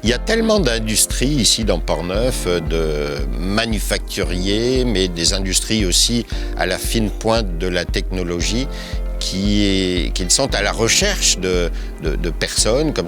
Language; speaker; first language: French; native; French